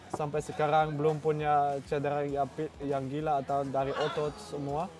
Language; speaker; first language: Indonesian; non-native, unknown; Dutch